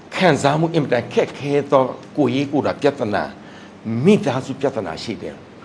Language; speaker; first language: Burmese; non-native, local second language; S'gaw Karen